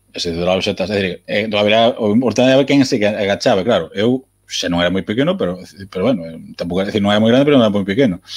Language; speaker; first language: Galician; native; Galician